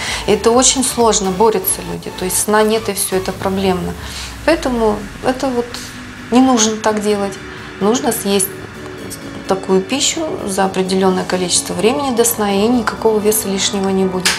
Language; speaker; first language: Russian; native; Russian